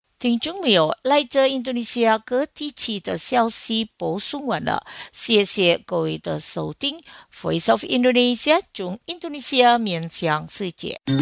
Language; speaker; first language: Chinese; non-native, fluent; Indonesian